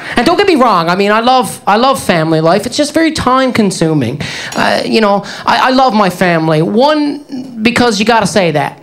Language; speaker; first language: English; native; English